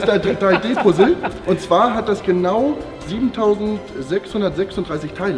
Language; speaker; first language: German; native; German